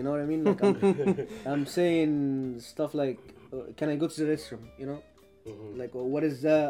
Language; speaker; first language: English; non-native, fluent; Arabic